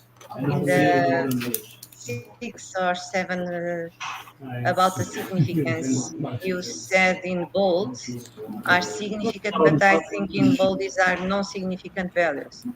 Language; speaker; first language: English; non-native, fluent; Portuguese